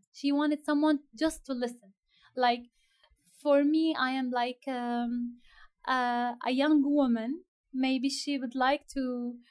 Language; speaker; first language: English; non-native, fluent; Arabic